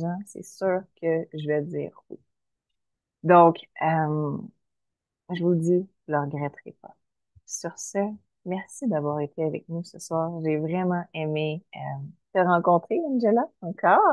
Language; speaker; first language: French; native; French